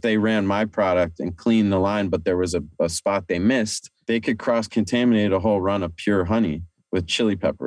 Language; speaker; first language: English; native; English